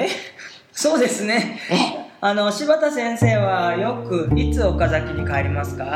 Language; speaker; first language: Japanese; native; Japanese